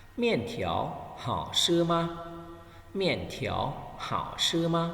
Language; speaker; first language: Chinese; non-native, fluent; Thai